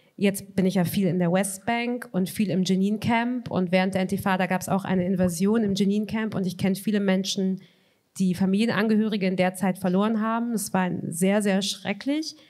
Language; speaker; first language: German; native; German